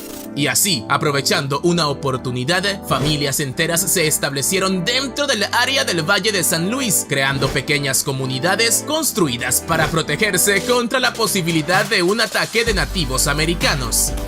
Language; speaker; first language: Spanish; native; Spanish